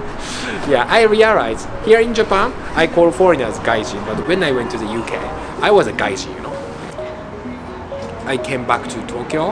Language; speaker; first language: English; non-native, fluent; Japanese